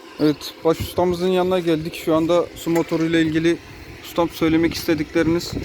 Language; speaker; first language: Turkish; native; Turkish